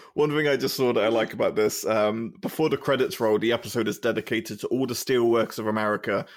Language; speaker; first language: English; native; English